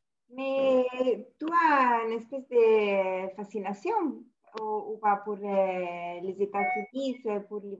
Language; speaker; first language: French; non-native, fluent; Italian